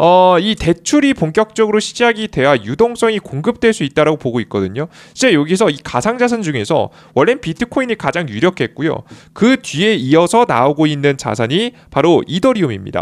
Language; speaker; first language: Korean; native; Korean